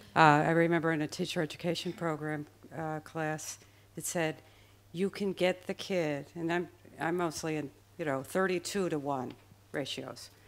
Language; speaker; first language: English; native; English